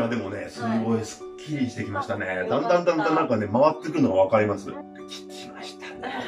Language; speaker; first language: Japanese; native; Japanese